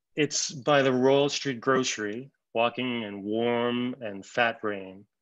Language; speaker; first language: English; native; English